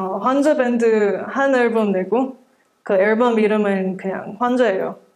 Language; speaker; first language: Korean; early bilingual, heritage; English